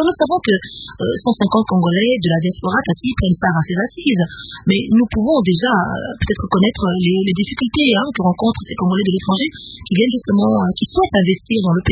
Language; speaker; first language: French; non-native, local second language; Lingala